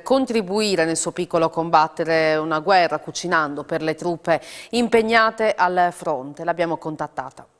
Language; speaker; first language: Italian; native; Italian